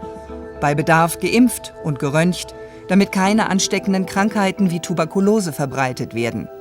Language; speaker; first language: German; native; German